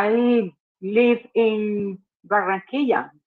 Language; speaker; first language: English; non-native, learner; Spanish